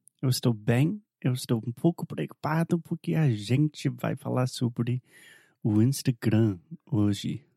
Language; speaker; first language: Portuguese; non-native, fluent; English